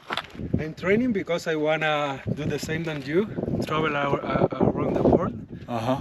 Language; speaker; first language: English; non-native, learner; Spanish